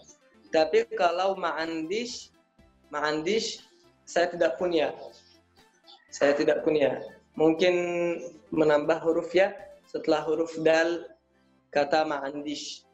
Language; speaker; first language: Indonesian; non-native, learner; Arabic